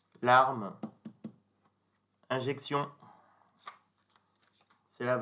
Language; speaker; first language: French; native; French